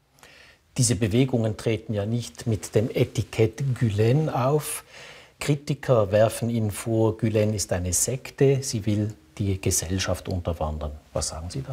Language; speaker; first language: German; native; German